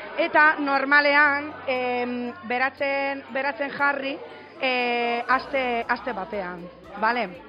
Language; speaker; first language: Basque; non-native, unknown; Italian